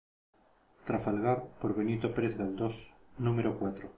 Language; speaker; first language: Spanish; native; Spanish